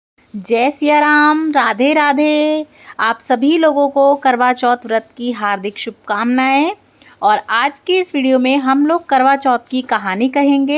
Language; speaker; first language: Hindi; native; Hindi